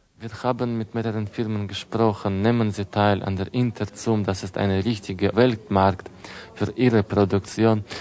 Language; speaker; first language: German; non-native, fluent; Russian